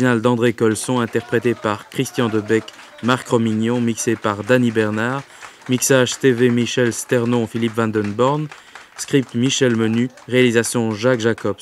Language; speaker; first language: French; native; French